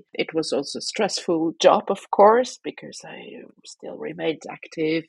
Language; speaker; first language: English; non-native, fluent; Luxembourgish